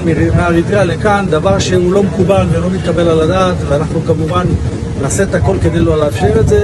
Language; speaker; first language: Hebrew; native; Hebrew